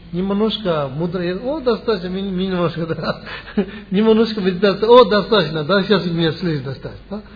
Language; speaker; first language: Russian; non-native, learner; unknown